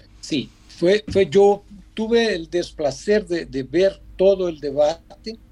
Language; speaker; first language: Spanish; non-native, fluent; Portuguese